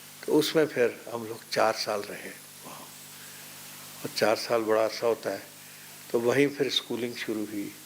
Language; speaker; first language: Urdu; non-native, local second language; Pahari-Potwari